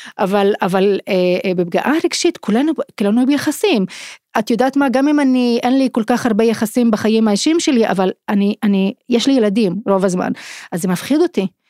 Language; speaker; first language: Hebrew; non-native, local second language; Arabic